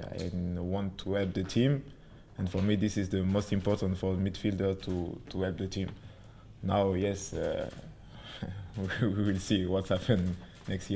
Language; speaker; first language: English; non-native, learner; French